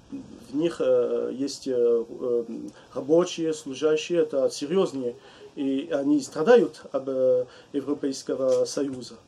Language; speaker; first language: Russian; non-native, learner; French